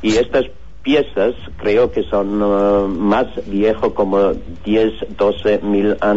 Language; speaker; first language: Spanish; non-native, learner; German